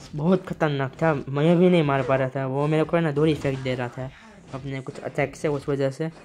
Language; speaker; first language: Hindi; non-native, local second language; Gujarati